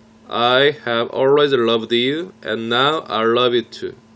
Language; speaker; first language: English; non-native, fluent; Korean